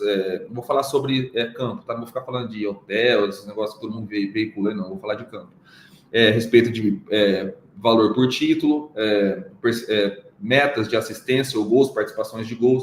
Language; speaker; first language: Portuguese; native; Portuguese